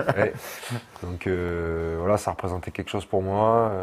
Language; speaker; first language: French; native; French